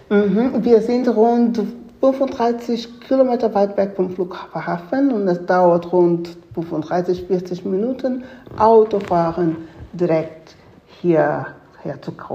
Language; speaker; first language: German; non-native, fluent; Spanish